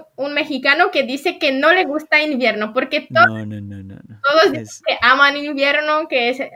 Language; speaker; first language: Spanish; non-native, fluent; Polish